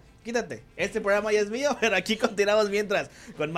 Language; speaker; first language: Spanish; native; Spanish